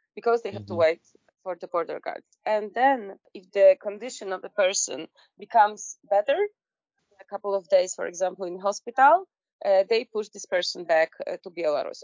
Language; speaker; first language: English; non-native, fluent; Polish